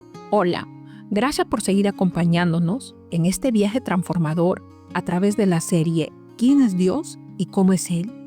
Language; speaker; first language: Spanish; native; Spanish